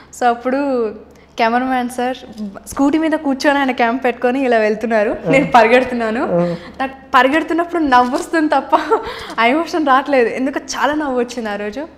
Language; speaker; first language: Telugu; early bilingual, other home language; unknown